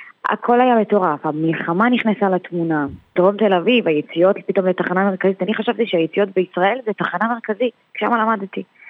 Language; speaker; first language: Hebrew; non-native, fluent; Russian